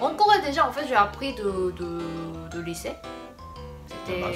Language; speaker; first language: French; non-native, fluent; Korean